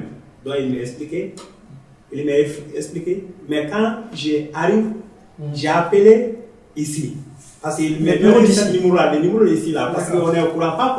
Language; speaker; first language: French; non-native, learner; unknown